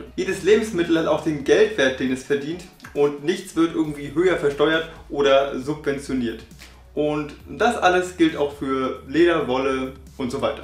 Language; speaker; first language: German; native; German